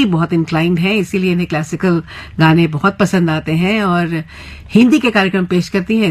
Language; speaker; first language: Hindi; native; Hindi